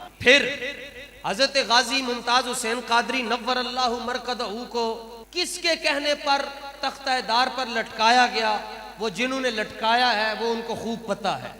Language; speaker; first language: Urdu; non-native, local second language; Punjabi